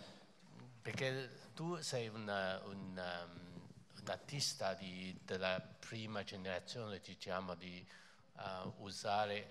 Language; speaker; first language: Italian; non-native, fluent; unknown